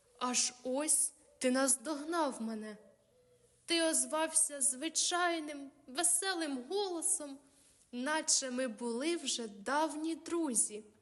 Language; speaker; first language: Ukrainian; native; Ukrainian